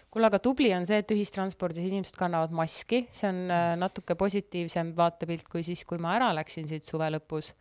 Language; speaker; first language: Estonian; native; Estonian